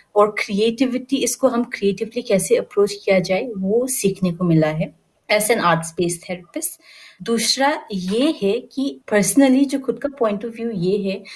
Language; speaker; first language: Hindi; non-native, local second language; Garo